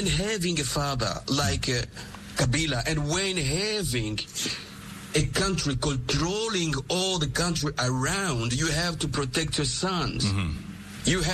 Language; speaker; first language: English; non-native, fluent; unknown